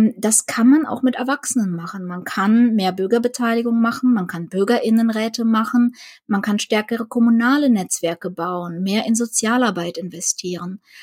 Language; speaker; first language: German; early bilingual, other home language; Russian